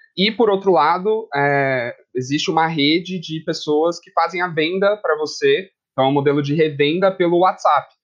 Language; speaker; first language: Portuguese; native; Portuguese